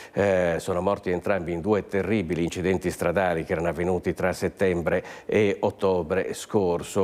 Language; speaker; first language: Italian; native; Italian